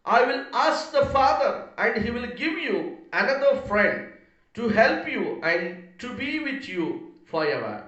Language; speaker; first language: English; non-native, local second language; Telugu